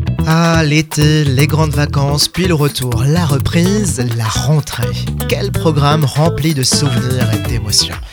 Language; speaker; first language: French; native; French